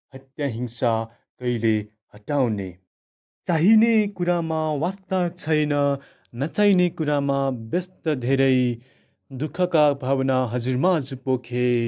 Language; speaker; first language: Nepali; non-native, local second language; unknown